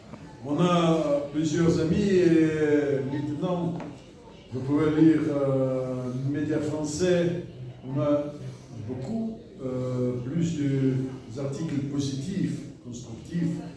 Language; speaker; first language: French; non-native, learner; Russian